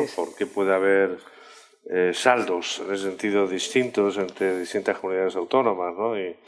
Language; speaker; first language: Spanish; native; Spanish